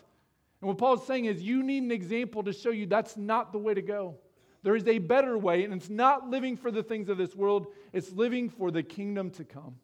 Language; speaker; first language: English; native; English